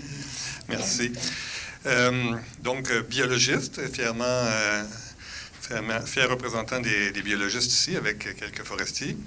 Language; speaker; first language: French; native; French